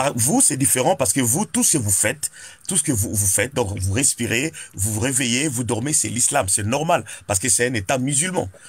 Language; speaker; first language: French; non-native, local second language; Lingala